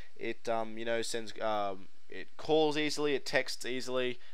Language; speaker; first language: English; native; English